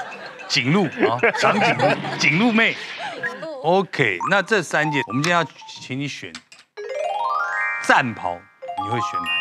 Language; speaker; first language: Chinese; native; Chinese